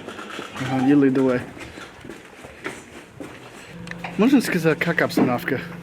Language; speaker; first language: Russian; non-native, learner; English